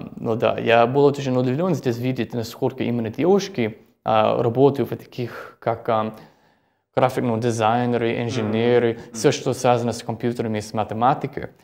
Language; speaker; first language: Russian; non-native, fluent; English